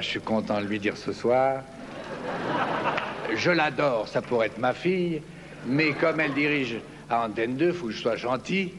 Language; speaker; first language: French; native; French